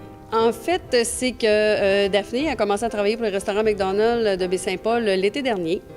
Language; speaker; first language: French; native; French